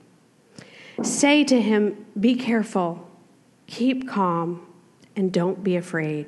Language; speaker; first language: English; native; English